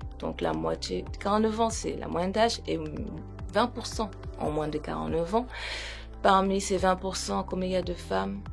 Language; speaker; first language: French; non-native, local second language; Wolof